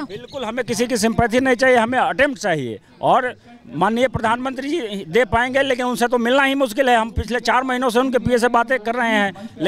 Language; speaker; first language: Hindi; native; Hindi